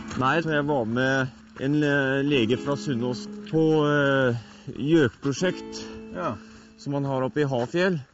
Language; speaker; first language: Norwegian; native; Norwegian